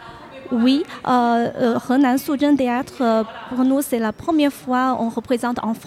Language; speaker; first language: French; non-native, fluent; Chinese